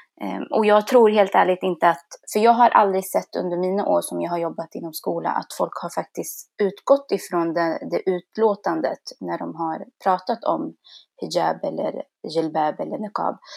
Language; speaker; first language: Swedish; native; Swedish